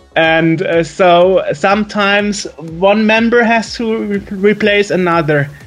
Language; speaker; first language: English; non-native, fluent; German